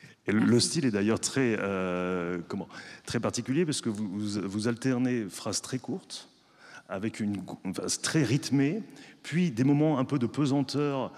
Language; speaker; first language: French; native; French